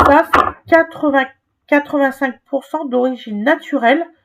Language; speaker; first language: French; native; French